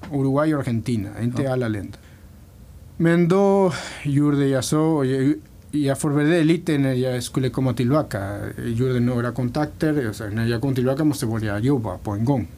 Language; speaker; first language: Swedish; non-native, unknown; Spanish